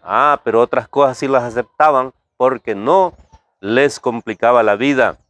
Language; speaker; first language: Spanish; native; Spanish